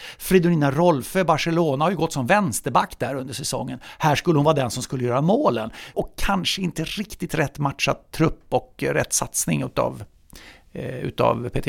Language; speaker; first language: Swedish; native; Swedish